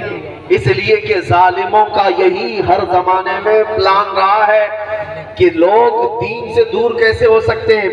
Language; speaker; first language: Urdu; native; Urdu